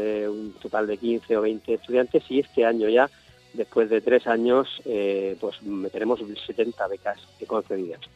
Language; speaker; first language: Spanish; native; Spanish